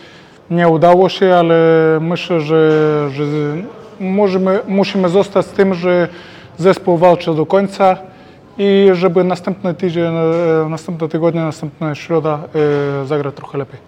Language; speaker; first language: Polish; non-native, fluent; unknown